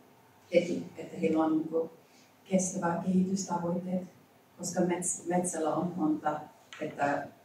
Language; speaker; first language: Finnish; non-native, learner; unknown